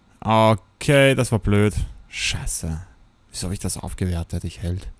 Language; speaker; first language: German; native; German